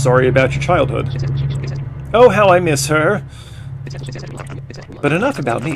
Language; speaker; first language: English; native; English